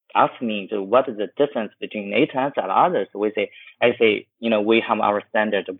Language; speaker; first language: English; non-native, fluent; Chinese